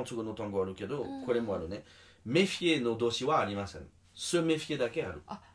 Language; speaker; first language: Japanese; non-native, learner; French